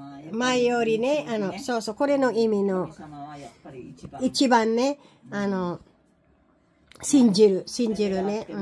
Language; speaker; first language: Japanese; non-native, learner; Filipino